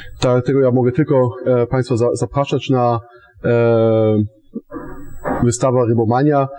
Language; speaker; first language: Polish; non-native, fluent; German